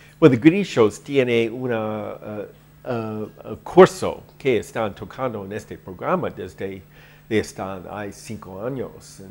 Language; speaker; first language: Spanish; non-native, learner; English